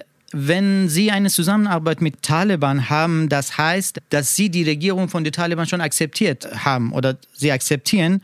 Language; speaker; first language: German; non-native, learner; Persian